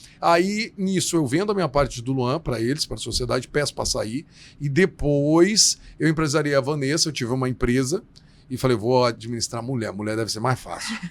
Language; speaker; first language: Portuguese; native; Portuguese